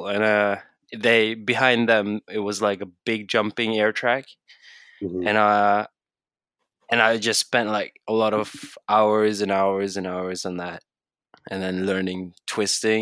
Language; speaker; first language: English; non-native, fluent; Norwegian